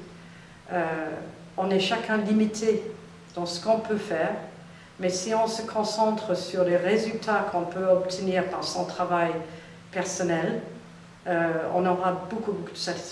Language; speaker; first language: French; non-native, fluent; English